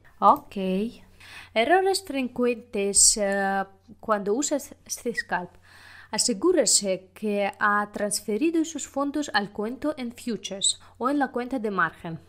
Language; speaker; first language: Spanish; non-native, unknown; Russian